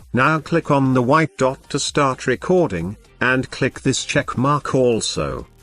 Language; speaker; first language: English; non-native, fluent; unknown